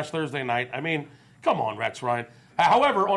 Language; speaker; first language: English; native; English